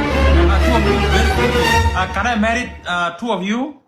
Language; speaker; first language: English; non-native, learner; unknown